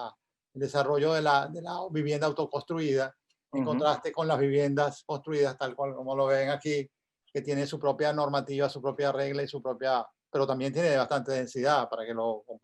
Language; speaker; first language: Spanish; native; Spanish